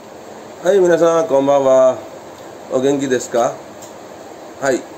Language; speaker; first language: Japanese; non-native, fluent; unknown